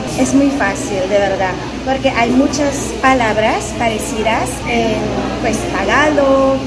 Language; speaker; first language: Spanish; non-native, fluent; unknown